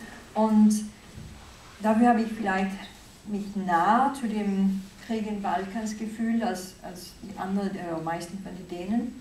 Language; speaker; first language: German; non-native, fluent; Danish